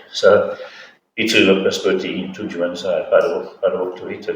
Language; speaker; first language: Indonesian; non-native, fluent; English